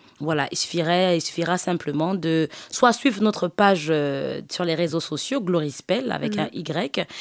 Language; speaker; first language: French; early bilingual, other home language; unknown